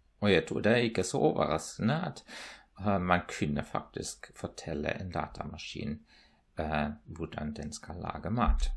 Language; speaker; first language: Norwegian; non-native, fluent; German